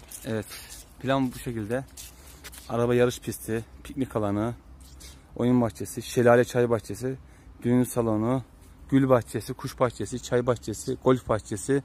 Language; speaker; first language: Turkish; native; Turkish